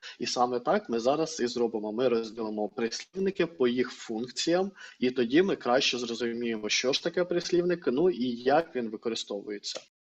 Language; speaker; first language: Ukrainian; non-native, local second language; Russian